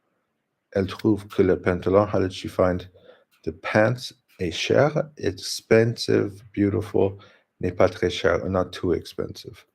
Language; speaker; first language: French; non-native, learner; English